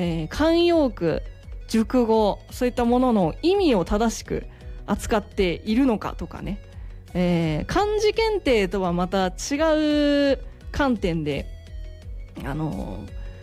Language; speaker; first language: Japanese; native; Japanese